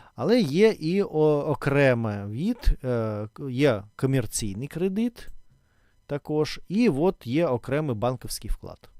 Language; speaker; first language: Ukrainian; non-native, local second language; Russian